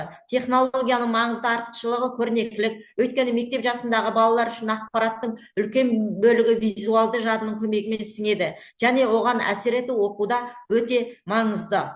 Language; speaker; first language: Kazakh; native; Kazakh